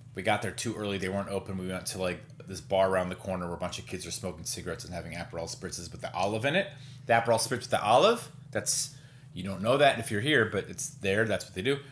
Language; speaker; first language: English; native; English